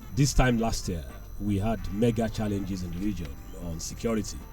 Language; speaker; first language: English; non-native, local second language; Yoruba